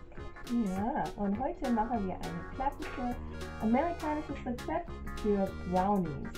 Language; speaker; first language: German; non-native, fluent; English